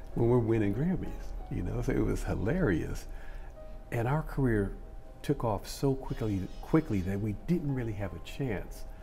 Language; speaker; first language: English; native; English